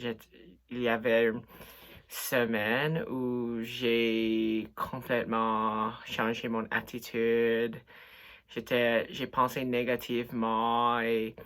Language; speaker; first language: French; non-native, local second language; English